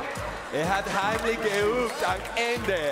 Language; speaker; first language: German; non-native, learner; Spanish